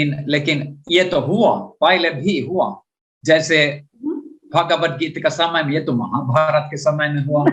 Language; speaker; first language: Hindi; non-native, learner; Finnish